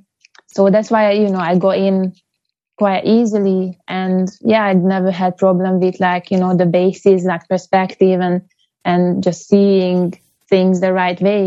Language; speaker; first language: English; non-native, fluent; Hungarian